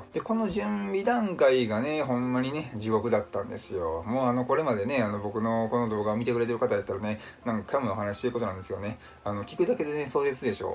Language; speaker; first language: Japanese; native; Japanese